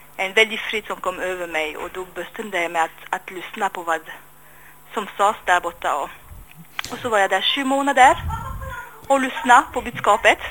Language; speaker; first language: Swedish; non-native, fluent; French